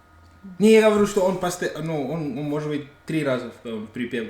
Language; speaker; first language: Russian; non-native, fluent; English